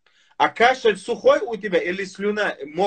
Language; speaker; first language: Russian; non-native, fluent; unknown